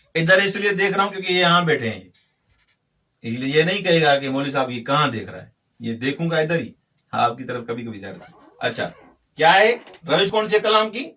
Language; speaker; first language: Urdu; non-native, local second language; Sindhi